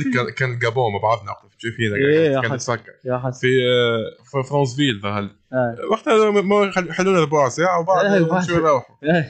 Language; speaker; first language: Arabic; native; Arabic